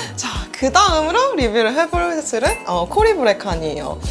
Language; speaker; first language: Korean; native; Korean